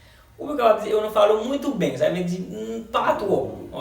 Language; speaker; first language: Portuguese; non-native, learner; Haitian Creole